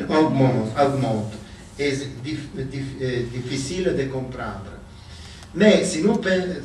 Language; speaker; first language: French; non-native, learner; Italian